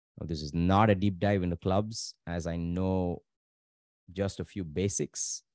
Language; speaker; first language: English; non-native, local second language; Tamil